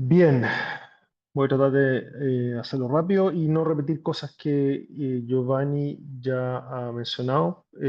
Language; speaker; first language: Spanish; native; Spanish